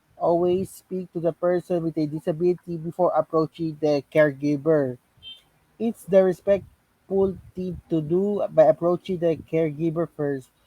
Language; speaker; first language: English; non-native, local second language; Filipino